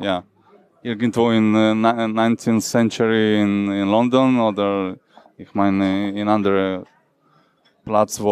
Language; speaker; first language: German; non-native, learner; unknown